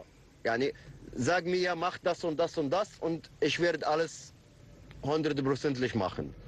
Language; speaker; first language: German; non-native, fluent; Turkish